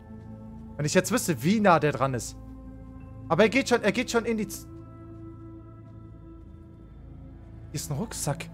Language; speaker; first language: German; native; German